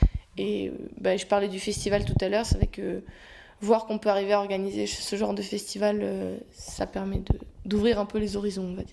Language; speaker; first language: French; native; French